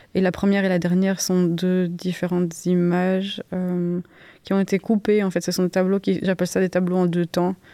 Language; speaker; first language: French; native; French